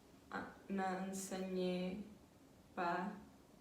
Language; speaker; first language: French; non-native, learner; Spanish